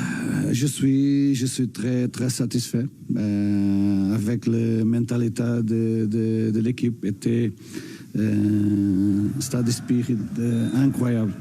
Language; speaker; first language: French; non-native, learner; Portuguese